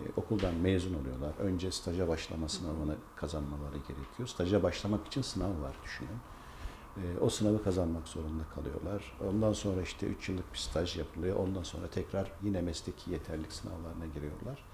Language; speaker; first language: Turkish; native; Turkish